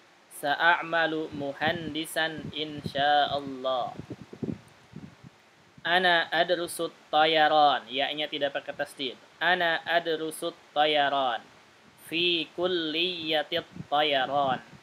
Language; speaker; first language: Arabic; non-native, fluent; Indonesian